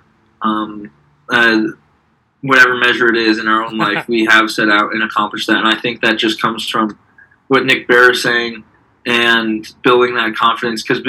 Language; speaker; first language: English; native; English